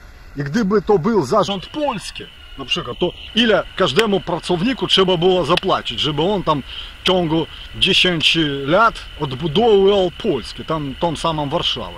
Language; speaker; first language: Polish; non-native, fluent; Ukrainian